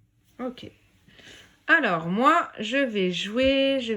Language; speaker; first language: French; native; French